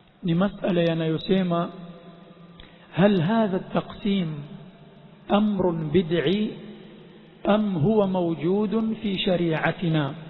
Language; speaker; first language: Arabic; non-native, fluent; Swahili